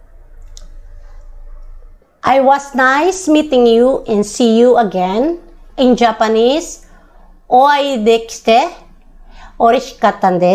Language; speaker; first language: English; non-native, local second language; Filipino